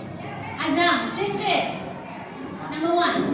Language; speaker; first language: English; non-native, local second language; Indonesian